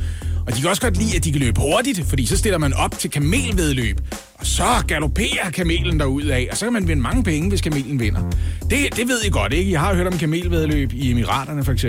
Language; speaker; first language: Danish; native; Danish